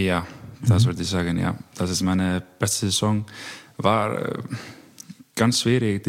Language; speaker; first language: German; non-native, learner; Icelandic